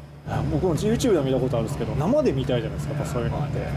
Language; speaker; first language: Japanese; native; Japanese